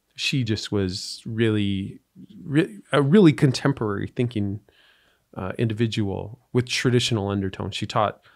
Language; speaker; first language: English; native; English